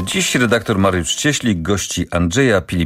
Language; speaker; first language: Polish; native; Polish